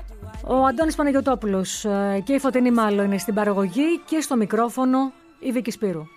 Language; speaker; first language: Greek; native; Greek